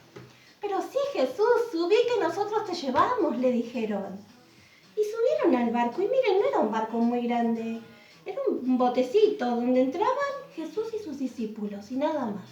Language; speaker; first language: Spanish; native; Spanish